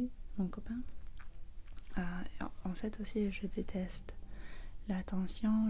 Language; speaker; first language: French; non-native, learner; English